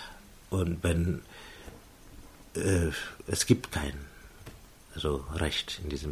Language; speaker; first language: German; non-native, fluent; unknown